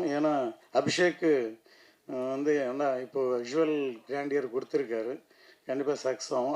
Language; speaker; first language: Tamil; native; Tamil